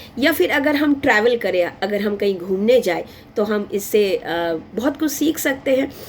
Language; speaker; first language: Hindi; non-native, local second language; Bangla